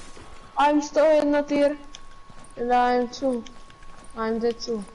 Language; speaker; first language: English; non-native, learner; Slovak